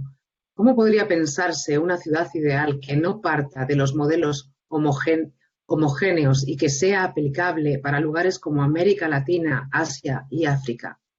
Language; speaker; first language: Spanish; native; Spanish